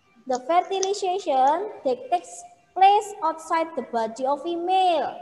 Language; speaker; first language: English; non-native, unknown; Indonesian